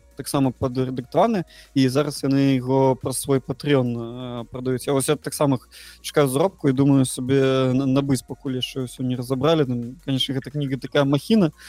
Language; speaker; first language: Belarusian; non-native, local second language; Russian